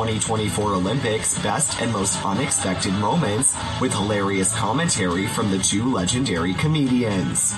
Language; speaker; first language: English; native; English